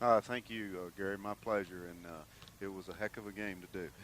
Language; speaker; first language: English; native; English